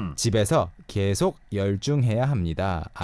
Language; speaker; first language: Korean; native; Korean